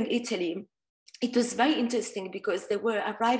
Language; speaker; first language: English; non-native, fluent; Italian